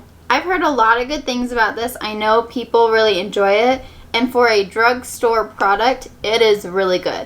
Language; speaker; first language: English; native; English